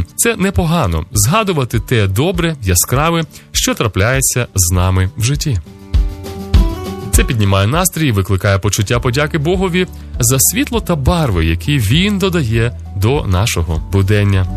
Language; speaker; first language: Ukrainian; native; Ukrainian